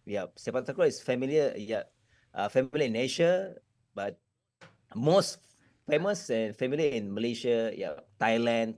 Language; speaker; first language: English; non-native, local second language; Malay